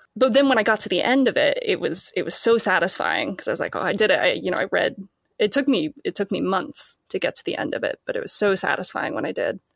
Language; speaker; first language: English; native; English